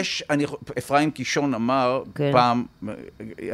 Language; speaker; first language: Hebrew; native; Hebrew